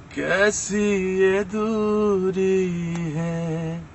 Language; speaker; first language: Hindi; native; Hindi